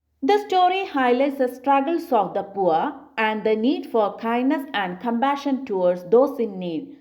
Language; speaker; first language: English; non-native, local second language; Malayalam